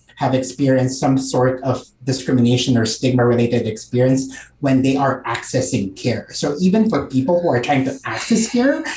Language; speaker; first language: English; non-native, local second language; Filipino